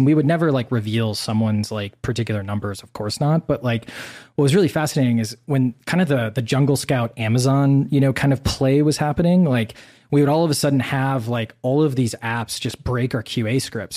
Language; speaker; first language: English; native; English